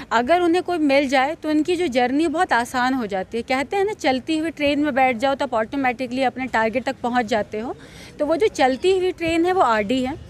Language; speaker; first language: Hindi; native; Hindi